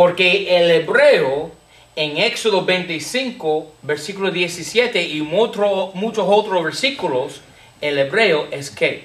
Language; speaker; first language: Spanish; non-native, fluent; English